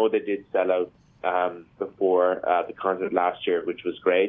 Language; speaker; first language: English; native; English